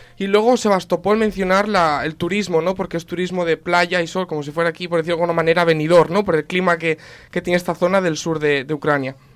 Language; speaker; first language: Spanish; native; Spanish